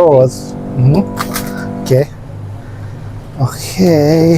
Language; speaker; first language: English; non-native, learner; Thai